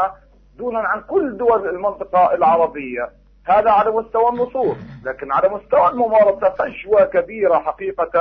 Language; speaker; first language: Arabic; native; Arabic